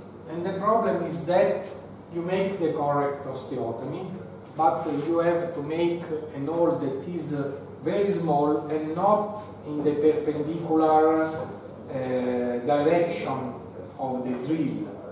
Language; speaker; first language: English; non-native, fluent; Italian